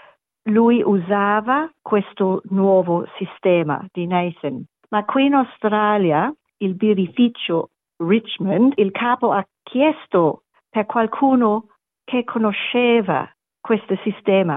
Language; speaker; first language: Italian; non-native, learner; German